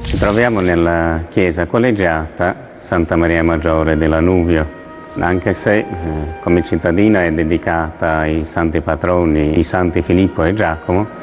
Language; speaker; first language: Italian; non-native, fluent; Romanian